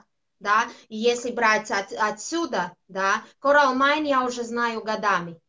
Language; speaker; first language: Russian; non-native, local second language; Latvian